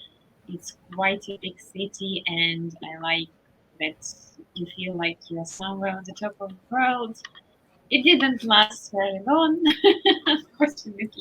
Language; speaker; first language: English; non-native, fluent; Russian